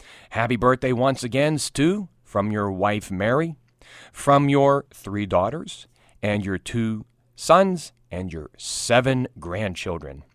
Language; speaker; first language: English; native; English